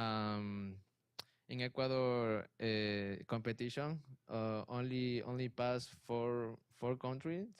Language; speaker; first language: English; non-native, learner; Spanish